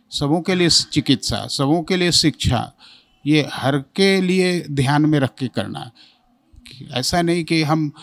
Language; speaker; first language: Hindi; native; Hindi